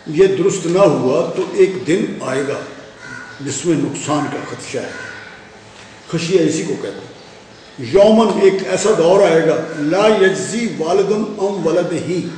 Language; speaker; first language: Urdu; non-native, local second language; Punjabi